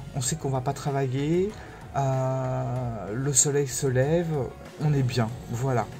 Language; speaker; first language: French; native; French